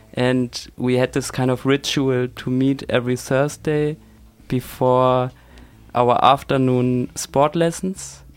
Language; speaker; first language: English; non-native, fluent; German